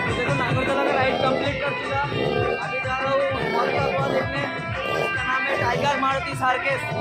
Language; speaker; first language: Hindi; non-native, local second language; Bangla